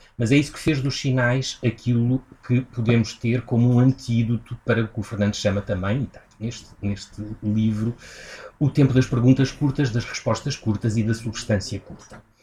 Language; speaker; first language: Portuguese; native; Portuguese